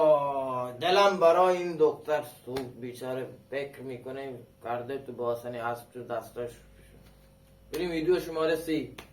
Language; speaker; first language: Persian; non-native, local second language; Baluchi